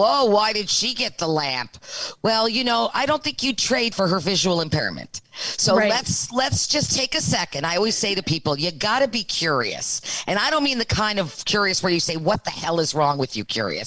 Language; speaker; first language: English; native; English